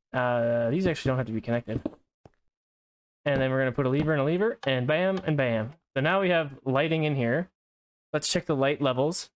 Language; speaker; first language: English; native; English